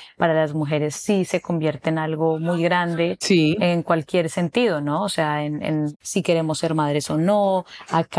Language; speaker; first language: Spanish; native; Spanish